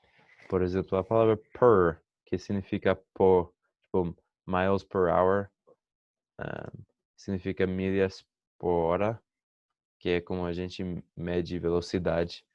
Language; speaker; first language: Portuguese; non-native, fluent; English